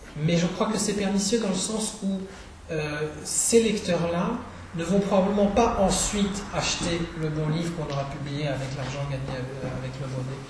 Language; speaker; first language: French; non-native, fluent; Czech